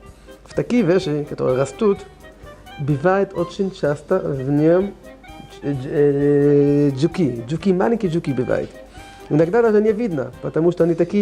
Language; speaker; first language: Russian; non-native, learner; Hebrew